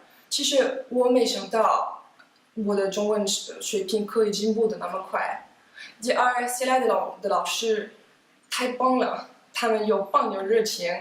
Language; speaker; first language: Chinese; non-native, fluent; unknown